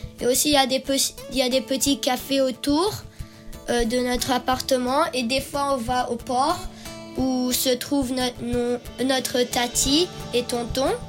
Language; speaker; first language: French; early bilingual, heritage; French